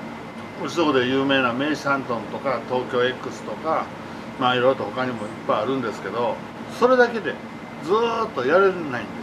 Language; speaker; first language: Japanese; native; Japanese